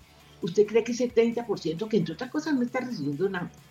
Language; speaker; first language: Spanish; native; Spanish